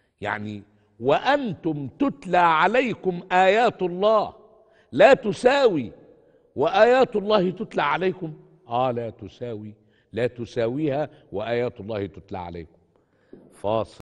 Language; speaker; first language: Arabic; native; Arabic